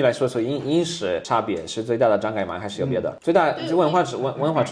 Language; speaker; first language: Chinese; non-native, fluent; Polish